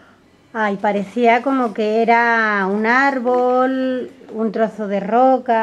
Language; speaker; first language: Spanish; native; Spanish